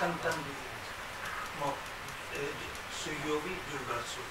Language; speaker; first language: Japanese; non-native, learner; Urdu